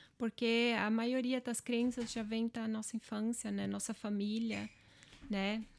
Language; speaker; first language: Portuguese; non-native, local second language; German